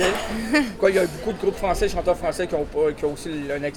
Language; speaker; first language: French; native; French